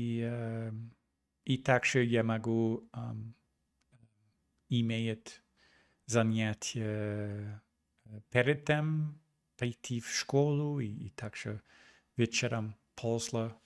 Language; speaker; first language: Russian; non-native, learner; English